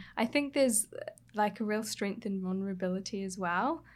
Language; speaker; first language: English; native; English